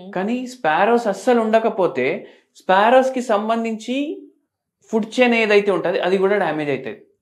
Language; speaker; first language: Telugu; native; Telugu